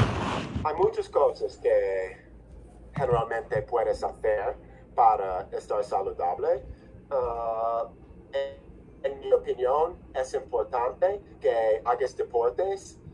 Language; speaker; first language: Spanish; non-native, fluent; English